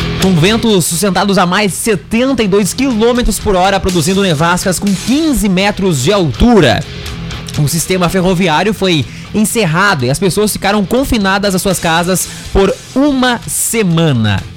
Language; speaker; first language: Portuguese; native; Portuguese